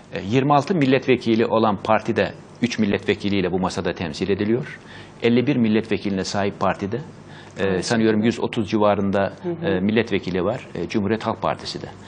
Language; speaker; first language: Turkish; native; Turkish